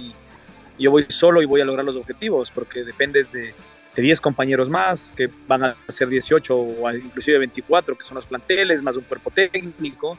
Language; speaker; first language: Spanish; native; Spanish